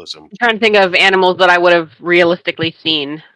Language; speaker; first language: English; native; English